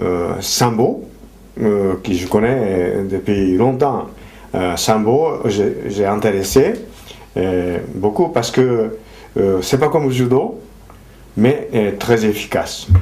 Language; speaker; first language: French; non-native, fluent; Japanese